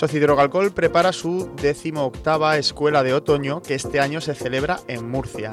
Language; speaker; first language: Spanish; native; Spanish